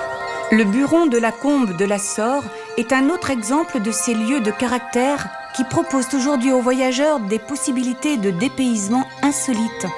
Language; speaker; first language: French; native; French